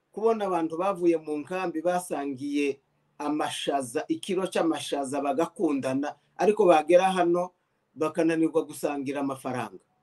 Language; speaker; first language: Kinyarwanda; native; Kinyarwanda